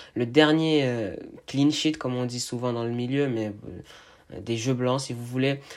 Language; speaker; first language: French; native; French